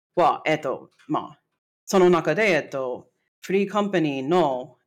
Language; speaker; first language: Japanese; non-native, fluent; English